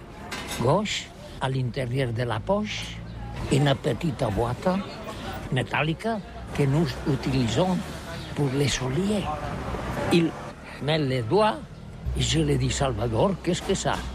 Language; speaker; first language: French; non-native, learner; Catalan